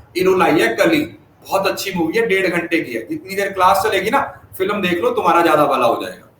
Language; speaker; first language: Hindi; non-native, local second language; Punjabi